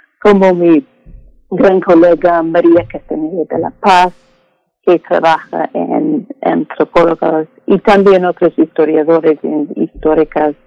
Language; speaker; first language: Spanish; non-native, fluent; English